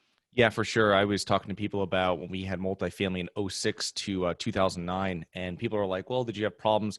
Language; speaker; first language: English; native; English